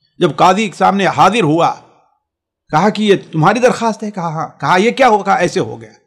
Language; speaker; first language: Hindi; native; Hindi